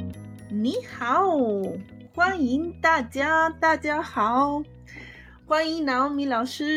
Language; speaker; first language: Chinese; non-native, fluent; Spanish